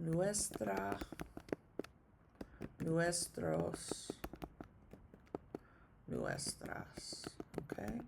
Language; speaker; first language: Spanish; non-native, fluent; English